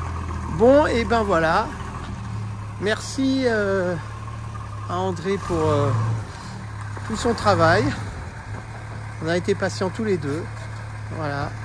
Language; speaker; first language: French; native; French